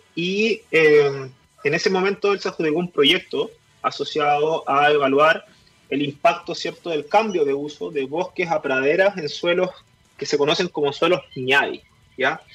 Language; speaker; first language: Spanish; native; Spanish